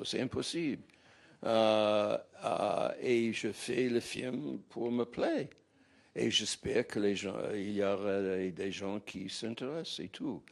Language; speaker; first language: French; non-native, fluent; English